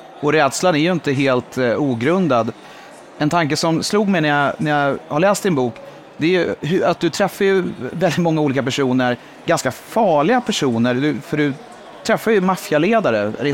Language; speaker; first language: Swedish; native; Swedish